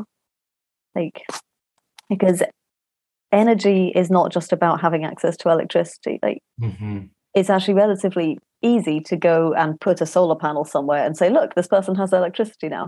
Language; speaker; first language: English; native; English